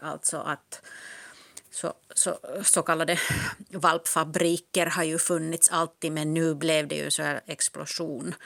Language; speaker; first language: Swedish; non-native, local second language; Finnish